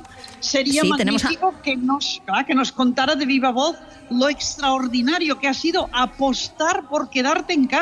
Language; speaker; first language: Spanish; non-native, local second language; Catalan